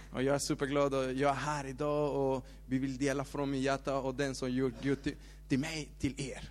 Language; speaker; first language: Swedish; non-native, learner; Spanish